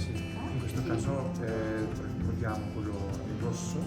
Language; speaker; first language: Italian; native; Italian